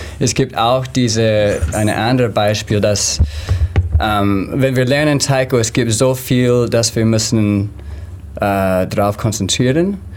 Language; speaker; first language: German; non-native, learner; English